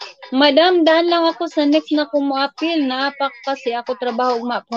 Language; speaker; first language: Filipino; non-native, local second language; Cebuano